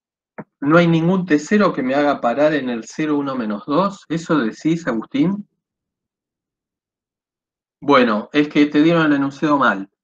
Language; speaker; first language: Spanish; native; Spanish